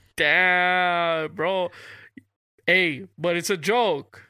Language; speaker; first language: English; early bilingual, other home language; Spanish